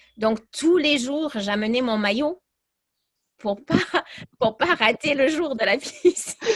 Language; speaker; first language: French; early bilingual, other home language; English